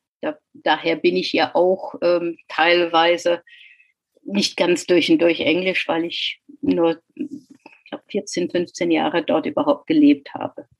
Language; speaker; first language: German; non-native, fluent; English